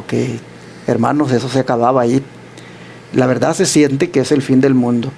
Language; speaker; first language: Spanish; native; Spanish